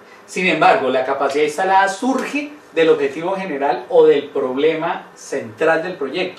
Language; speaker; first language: Spanish; native; Spanish